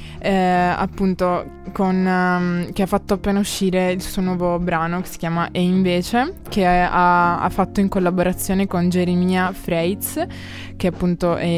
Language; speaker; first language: Italian; native; Italian